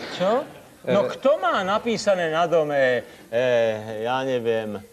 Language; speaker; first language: Slovak; native; Slovak